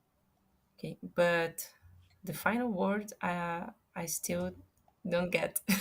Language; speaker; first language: English; non-native, fluent; Portuguese